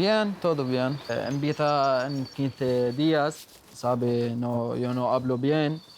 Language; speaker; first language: Spanish; non-native, learner; Arabic